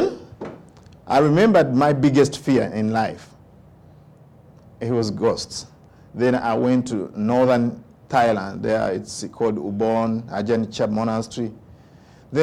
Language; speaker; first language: English; non-native, local second language; Ganda